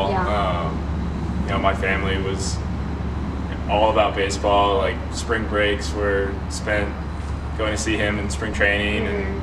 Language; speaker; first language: English; native; English